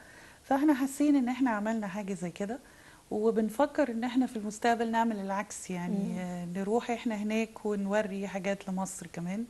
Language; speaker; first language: Arabic; native; Arabic